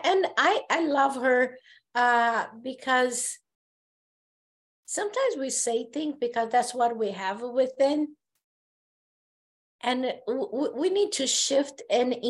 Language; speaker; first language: English; non-native, fluent; Portuguese